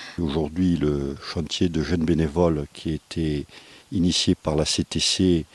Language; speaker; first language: French; native; French